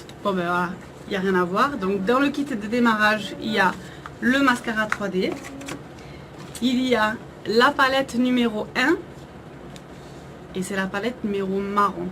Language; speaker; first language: French; native; French